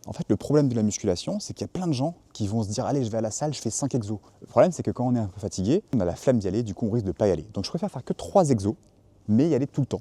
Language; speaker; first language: French; native; French